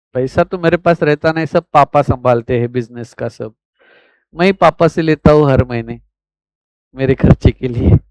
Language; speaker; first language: Hindi; non-native, local second language; Marathi